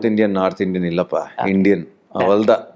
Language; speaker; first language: Tamil; non-native, learner; Telugu